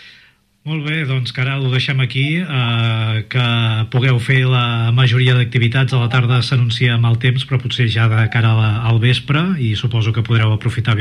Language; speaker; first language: Catalan; native; Catalan